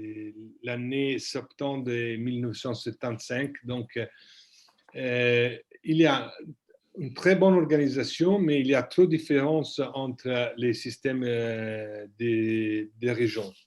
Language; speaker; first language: French; non-native, fluent; Italian